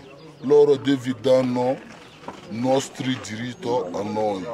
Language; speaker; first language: Italian; non-native, learner; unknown